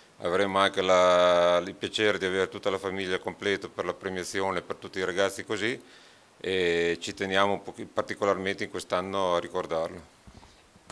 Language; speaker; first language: Italian; native; Italian